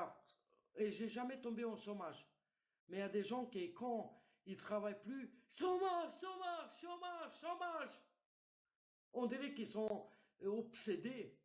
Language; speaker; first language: French; non-native, fluent; Romanian